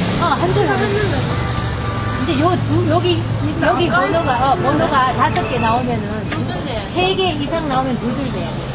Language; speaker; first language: Korean; native; Korean